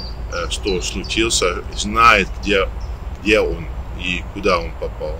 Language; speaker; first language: Russian; non-native, learner; Dutch